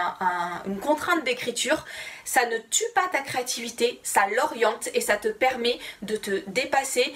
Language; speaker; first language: French; native; French